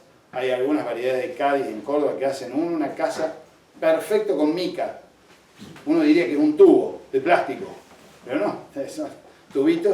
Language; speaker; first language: Spanish; native; Spanish